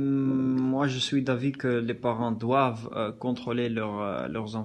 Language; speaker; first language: French; non-native, learner; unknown